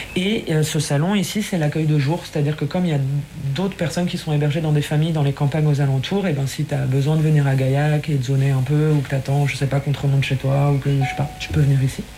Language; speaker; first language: French; native; French